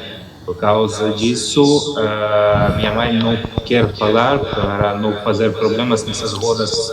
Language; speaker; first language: Portuguese; non-native, fluent; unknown